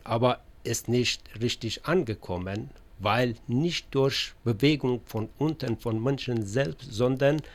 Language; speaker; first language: German; non-native, learner; Persian